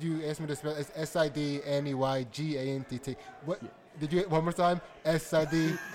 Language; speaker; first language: English; native; English